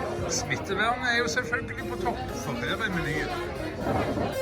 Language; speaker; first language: Norwegian; native; Norwegian